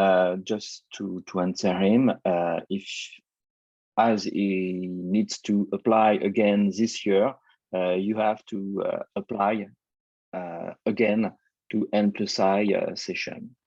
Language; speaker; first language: English; non-native, fluent; French